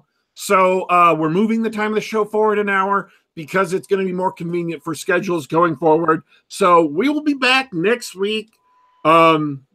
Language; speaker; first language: English; native; English